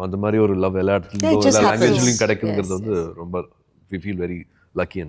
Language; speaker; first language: Tamil; native; Tamil